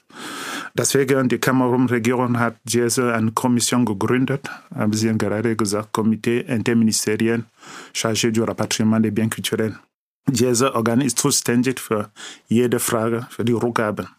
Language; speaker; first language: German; non-native, learner; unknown